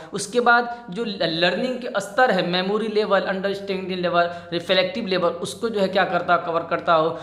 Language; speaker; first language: Urdu; native; Urdu